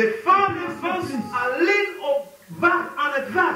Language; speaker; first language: Dutch; non-native, fluent; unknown